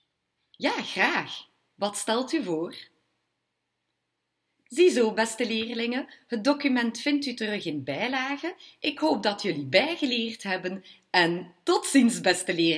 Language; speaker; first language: Dutch; non-native, local second language; French